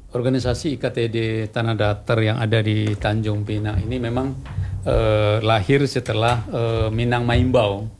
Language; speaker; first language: Indonesian; non-native, local second language; Minangkabau